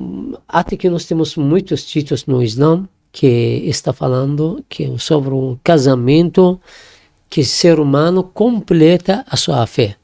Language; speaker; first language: Portuguese; non-native, learner; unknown